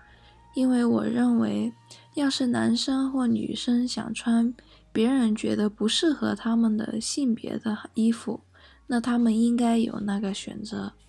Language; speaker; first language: Chinese; early bilingual, heritage; English